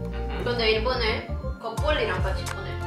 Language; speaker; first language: Korean; non-native, learner; Spanish